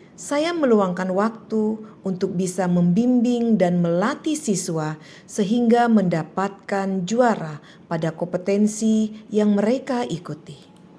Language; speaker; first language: Indonesian; native; Indonesian